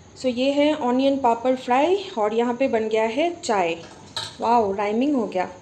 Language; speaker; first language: Hindi; non-native, local second language; Bangla